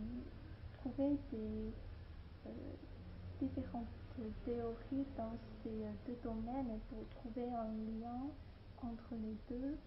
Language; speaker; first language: French; non-native, learner; Chinese